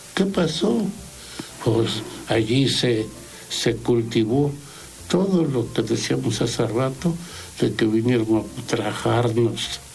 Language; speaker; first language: Spanish; non-native, local second language; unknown